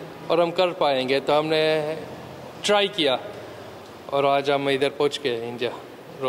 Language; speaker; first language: Hindi; early bilingual, heritage; Hindi